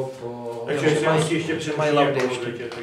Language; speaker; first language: Czech; native; Czech